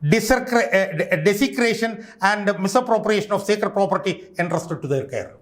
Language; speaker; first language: English; non-native, local second language; Malayalam